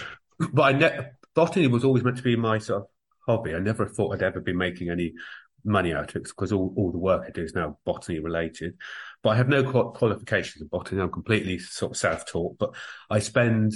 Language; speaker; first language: English; native; English